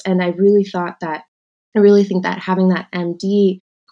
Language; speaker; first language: English; native; English